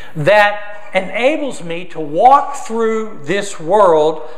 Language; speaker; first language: English; native; English